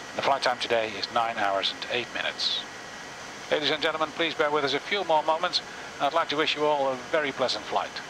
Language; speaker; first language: English; non-native, fluent; Dutch